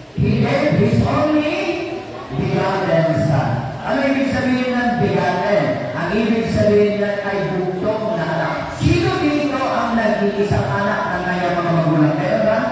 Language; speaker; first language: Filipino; non-native, local second language; Iloko